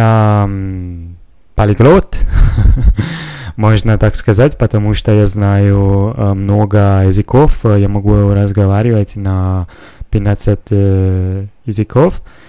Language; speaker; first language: Russian; non-native, fluent; Italian